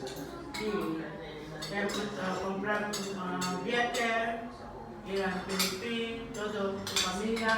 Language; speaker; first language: Spanish; non-native, learner; Filipino